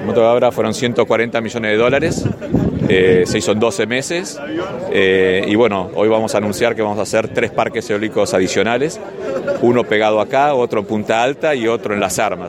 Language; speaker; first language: Spanish; native; Spanish